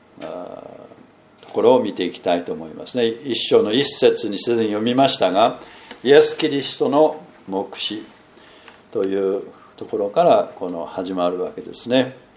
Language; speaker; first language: Japanese; non-native, fluent; English